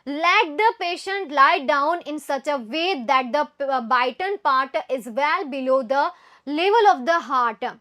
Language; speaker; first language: English; non-native, local second language; Gujarati